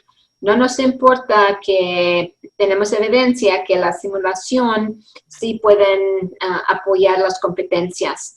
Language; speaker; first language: Spanish; early bilingual, heritage; English